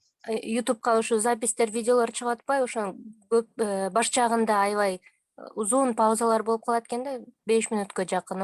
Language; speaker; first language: Kyrgyz; native; Kyrgyz